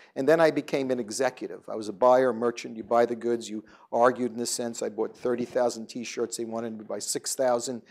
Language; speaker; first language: English; native; English